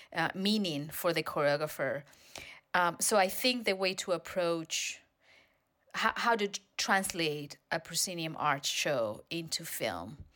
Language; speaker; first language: English; non-native, fluent; Spanish